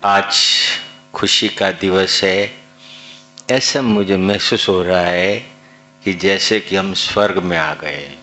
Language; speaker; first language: Hindi; non-native, local second language; Gujarati